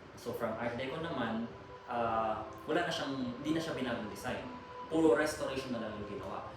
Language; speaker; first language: Filipino; native; Filipino